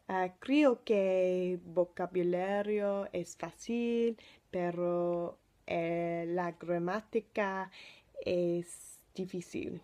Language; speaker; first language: Spanish; non-native, learner; English